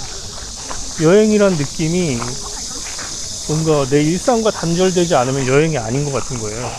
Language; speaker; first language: Korean; native; Korean